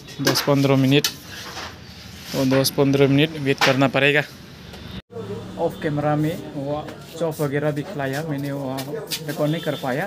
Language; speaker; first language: Hindi; non-native, local second language; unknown